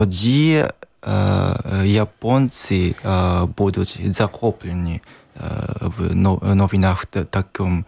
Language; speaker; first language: Ukrainian; non-native, learner; Japanese